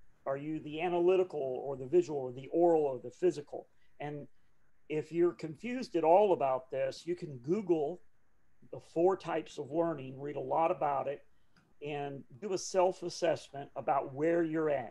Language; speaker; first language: English; native; English